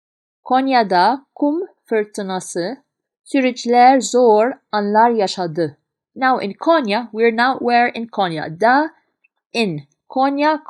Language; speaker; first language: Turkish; non-native, fluent; Arabic